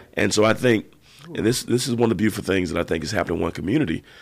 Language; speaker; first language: English; native; English